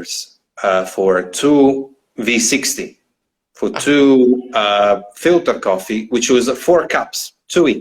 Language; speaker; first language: English; non-native, fluent; Italian